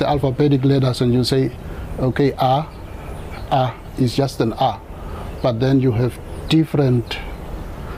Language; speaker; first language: English; non-native, local second language; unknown